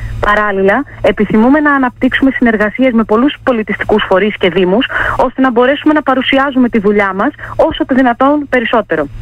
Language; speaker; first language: Greek; native; Greek